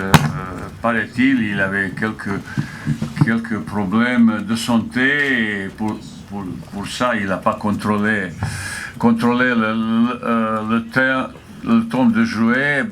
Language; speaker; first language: French; non-native, fluent; Bosnian